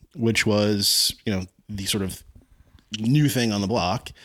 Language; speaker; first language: English; native; English